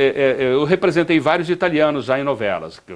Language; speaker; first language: Portuguese; native; Portuguese